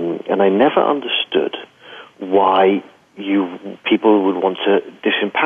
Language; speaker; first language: English; native; English